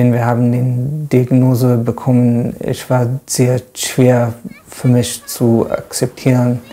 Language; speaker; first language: German; non-native, learner; English